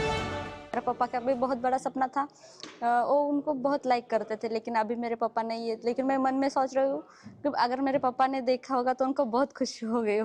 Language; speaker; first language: Hindi; non-native, local second language; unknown